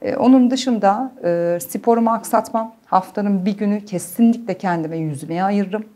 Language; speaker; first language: Turkish; early bilingual, heritage; Turkish